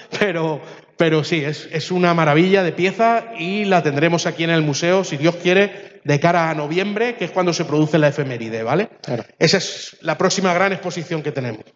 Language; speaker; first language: Spanish; early bilingual, other home language; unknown